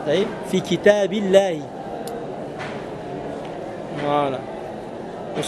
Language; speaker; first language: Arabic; non-native, fluent; French